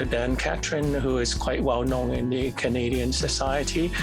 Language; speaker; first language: English; non-native, fluent; Cantonese